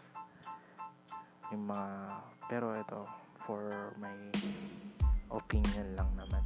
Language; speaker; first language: English; non-native, local second language; Filipino